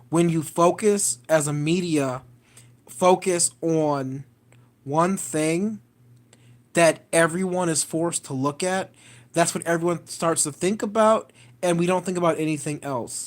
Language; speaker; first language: English; native; English